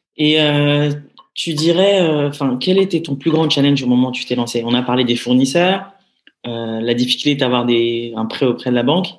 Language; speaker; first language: French; native; French